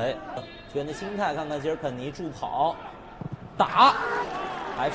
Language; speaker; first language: Chinese; native; Chinese